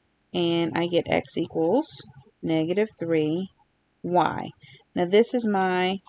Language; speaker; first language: English; native; English